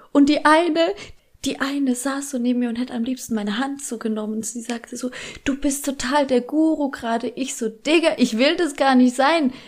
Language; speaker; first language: German; early bilingual, other home language; Polish